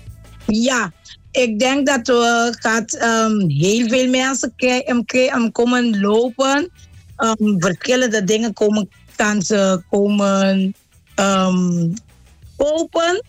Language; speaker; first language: Dutch; non-native, learner; Papiamento